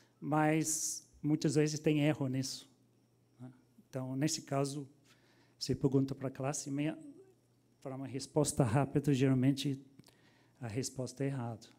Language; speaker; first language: Portuguese; non-native, fluent; English